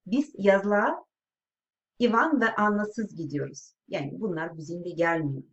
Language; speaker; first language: Turkish; non-native, fluent; Russian